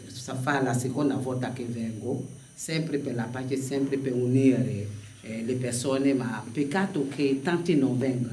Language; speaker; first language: Italian; non-native, fluent; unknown